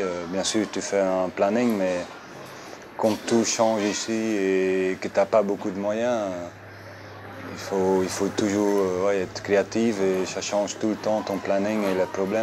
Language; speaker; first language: French; non-native, local second language; Dutch